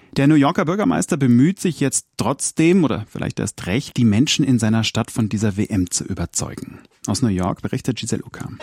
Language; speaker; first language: German; native; German